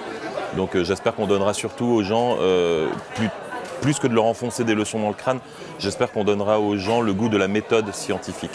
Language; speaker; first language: French; native; French